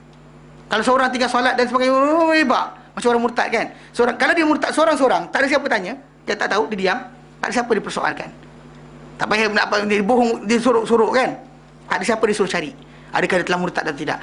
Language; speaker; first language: Malay; native; Malay